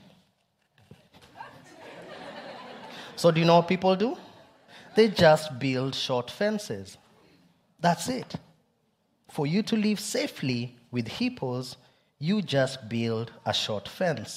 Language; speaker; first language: English; non-native, local second language; Luo (Kenya and Tanzania)